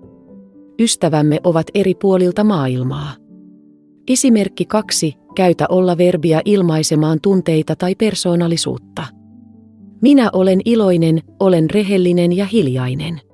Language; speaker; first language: Finnish; non-native, fluent; Vietnamese